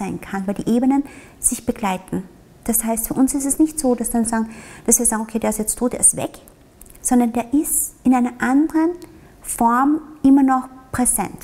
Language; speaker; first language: German; early bilingual, other home language; Vietnamese